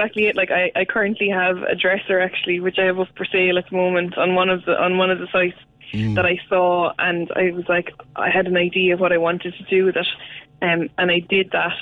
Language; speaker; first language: English; native; English